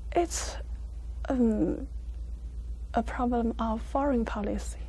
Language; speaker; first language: English; non-native, learner; Chinese